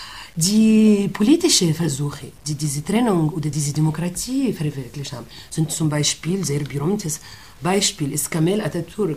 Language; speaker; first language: German; non-native, fluent; Arabic